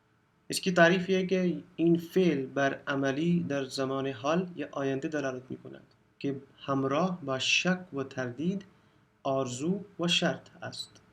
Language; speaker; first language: Persian; non-native, fluent; Urdu